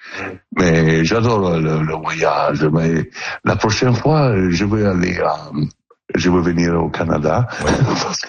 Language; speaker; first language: French; non-native, learner; Italian